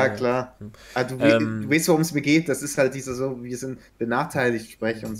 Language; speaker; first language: German; native; German